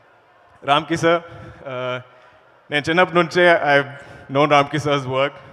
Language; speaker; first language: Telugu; non-native, learner; Malayalam